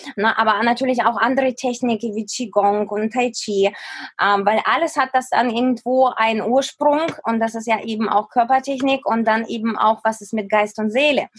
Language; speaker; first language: German; non-native, fluent; Ukrainian